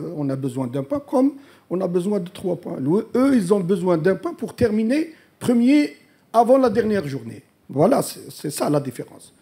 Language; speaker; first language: French; non-native, local second language; Arabic